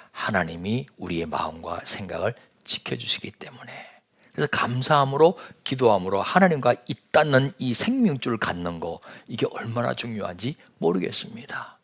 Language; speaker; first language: Korean; native; Korean